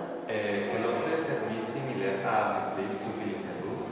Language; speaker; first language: French; non-native, learner; Spanish